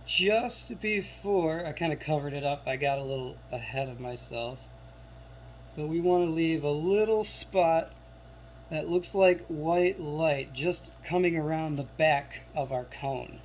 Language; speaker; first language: English; native; English